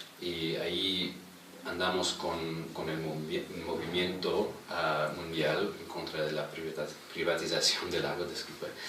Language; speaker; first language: Spanish; non-native, fluent; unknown